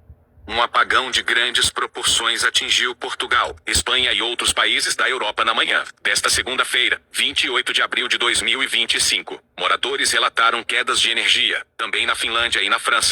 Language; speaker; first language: Portuguese; native; Portuguese